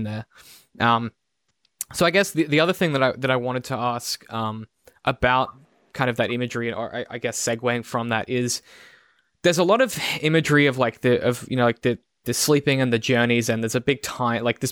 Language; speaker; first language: English; native; English